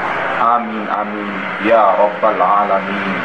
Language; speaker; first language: Indonesian; native; Indonesian